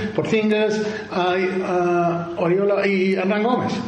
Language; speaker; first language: Spanish; non-native, learner; English